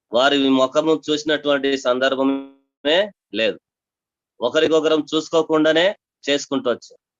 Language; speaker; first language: Telugu; non-native, local second language; Tamil